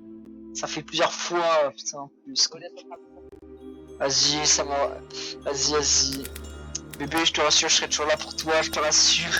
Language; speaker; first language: French; native; French